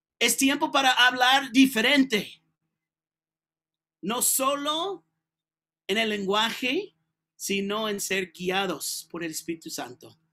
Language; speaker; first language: Spanish; non-native, learner; English